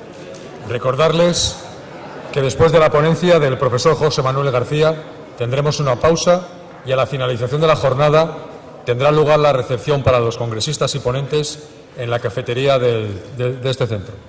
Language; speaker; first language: Spanish; native; Spanish